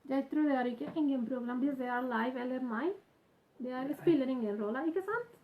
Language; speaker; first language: Norwegian; non-native, learner; Spanish